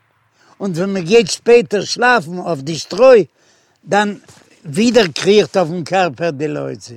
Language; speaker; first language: German; non-native, fluent; Yiddish